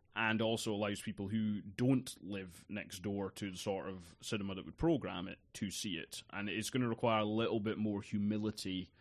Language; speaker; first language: English; native; English